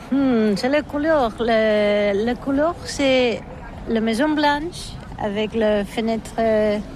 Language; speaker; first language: French; non-native, learner; Catalan